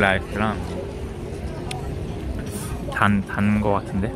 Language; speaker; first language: Korean; native; Korean